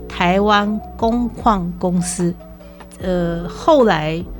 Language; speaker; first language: Chinese; native; Chinese